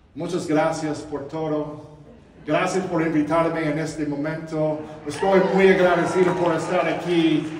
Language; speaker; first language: Spanish; non-native, learner; English